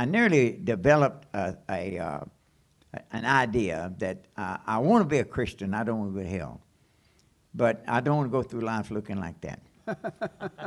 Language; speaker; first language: English; native; English